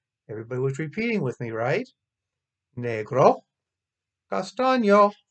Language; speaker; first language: English; native; English